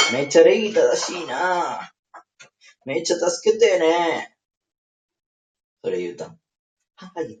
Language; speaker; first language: Japanese; non-native, learner; Spanish